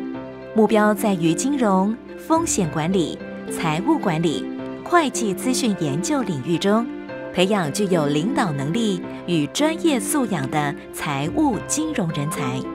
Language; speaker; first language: Chinese; native; Chinese